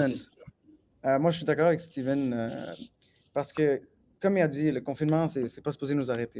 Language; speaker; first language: French; native; French